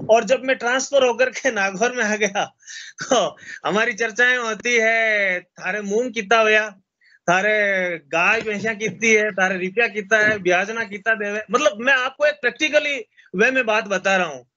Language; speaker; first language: Hindi; native; Hindi